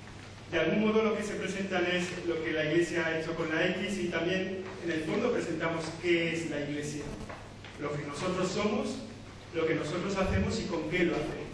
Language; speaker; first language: Spanish; native; Spanish